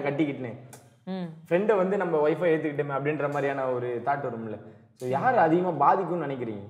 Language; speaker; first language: Tamil; native; Tamil